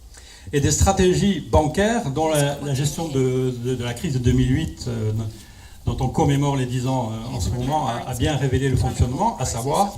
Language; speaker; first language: French; native; French